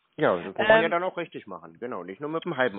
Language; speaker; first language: German; native; German